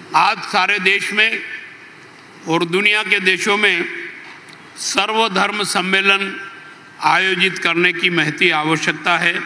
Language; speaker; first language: Hindi; native; Hindi